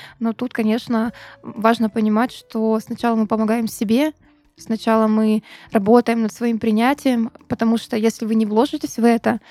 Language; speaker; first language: Russian; native; Russian